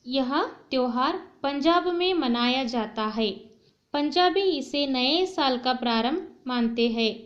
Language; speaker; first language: Hindi; non-native, local second language; Kannada